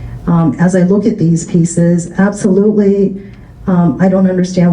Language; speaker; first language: English; early bilingual, other home language; Cantonese